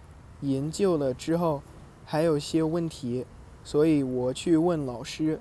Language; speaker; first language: Chinese; non-native, learner; English